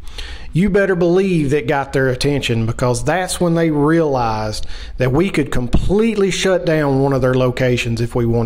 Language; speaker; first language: English; native; English